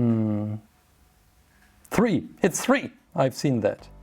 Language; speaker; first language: English; non-native, fluent; German